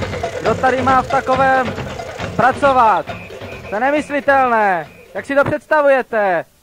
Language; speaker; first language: Czech; native; Czech